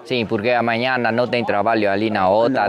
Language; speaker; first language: Portuguese; non-native, learner; Vietnamese